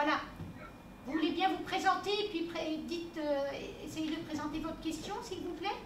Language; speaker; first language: French; native; French